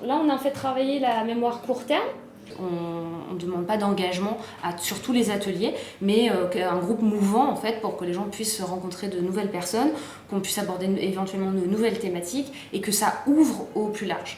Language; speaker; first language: French; native; French